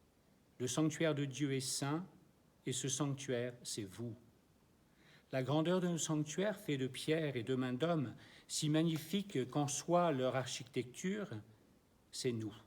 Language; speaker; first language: French; native; French